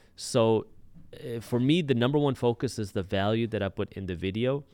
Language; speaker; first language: English; early bilingual, other home language; Punjabi